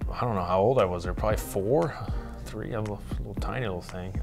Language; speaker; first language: English; native; English